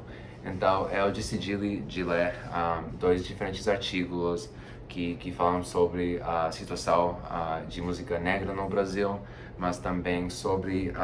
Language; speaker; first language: Portuguese; non-native, fluent; Spanish